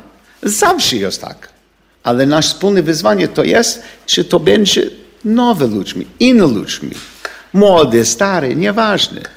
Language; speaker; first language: Polish; non-native, learner; English